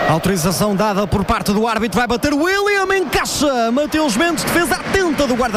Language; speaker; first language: Portuguese; native; Portuguese